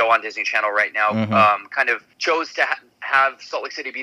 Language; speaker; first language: English; native; English